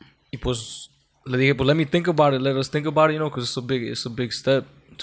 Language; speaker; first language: English; early bilingual, other home language; Spanish